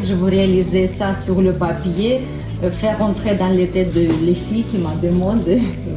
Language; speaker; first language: French; non-native, learner; Russian